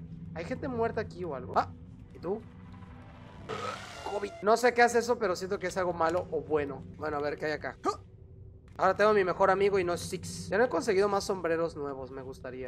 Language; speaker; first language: Spanish; native; Spanish